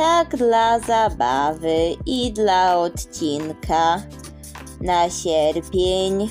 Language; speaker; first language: Polish; early bilingual, heritage; Polish